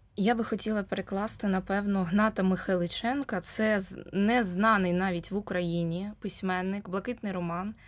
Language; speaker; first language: Ukrainian; native; Ukrainian